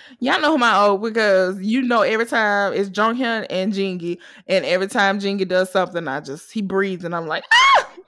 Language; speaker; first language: English; native; English